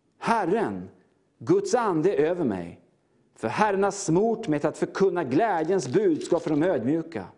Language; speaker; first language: Swedish; native; Swedish